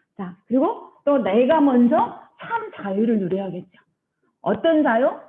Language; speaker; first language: Korean; early bilingual, heritage; Korean